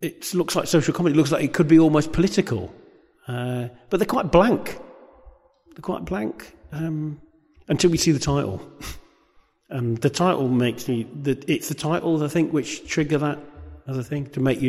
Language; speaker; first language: English; native; English